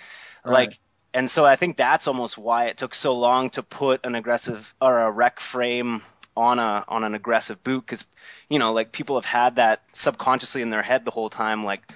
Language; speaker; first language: English; native; English